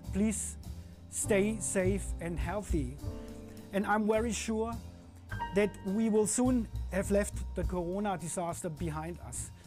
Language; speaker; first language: English; non-native, fluent; German